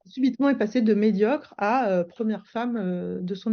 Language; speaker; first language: French; native; French